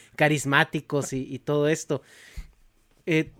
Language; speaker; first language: Spanish; native; Spanish